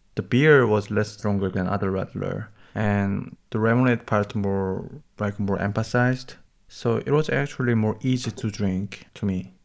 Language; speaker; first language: English; non-native, learner; Korean